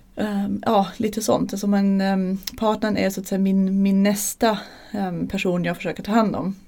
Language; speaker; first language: Swedish; non-native, fluent; German